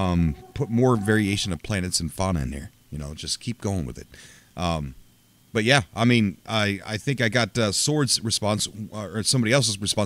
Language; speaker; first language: English; native; English